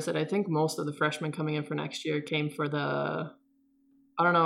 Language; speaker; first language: English; non-native, fluent; Swedish